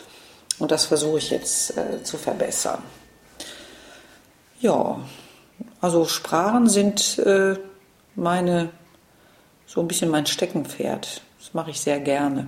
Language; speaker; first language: German; non-native, fluent; French